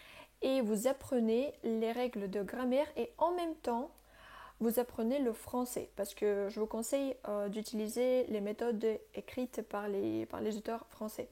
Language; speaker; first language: French; non-native, fluent; Russian